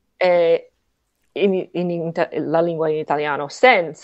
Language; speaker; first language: Italian; non-native, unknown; English